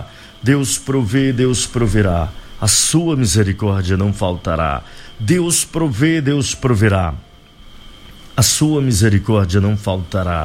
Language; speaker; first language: Portuguese; native; Portuguese